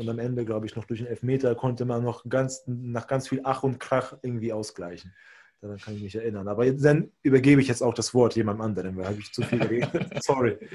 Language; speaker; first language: German; non-native, fluent; Hungarian